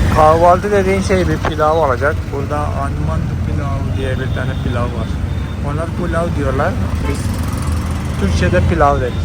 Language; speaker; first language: Turkish; non-native, fluent; Malayalam